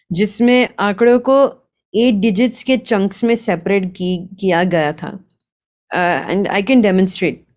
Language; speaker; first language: Hindi; early bilingual, heritage; Gujarati